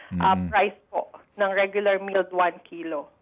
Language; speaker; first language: Filipino; native; Filipino